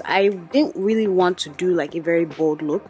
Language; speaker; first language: English; native; English